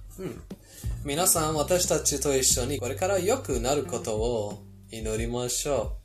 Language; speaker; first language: Japanese; non-native, fluent; Persian